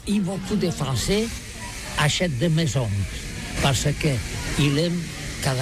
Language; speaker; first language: French; non-native, learner; Catalan